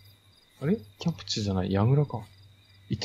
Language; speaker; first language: Japanese; native; Japanese